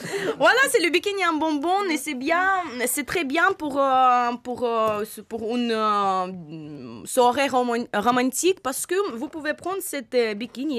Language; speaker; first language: French; non-native, learner; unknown